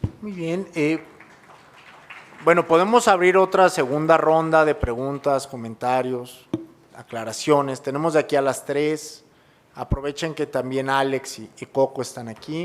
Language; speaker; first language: Spanish; native; Spanish